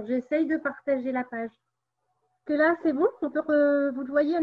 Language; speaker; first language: French; native; French